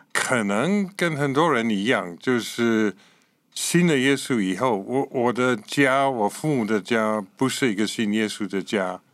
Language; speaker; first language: Chinese; non-native, fluent; English